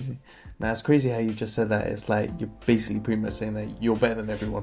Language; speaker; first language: English; native; English